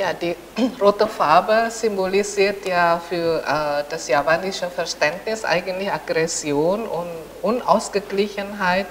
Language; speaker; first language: German; non-native, fluent; Indonesian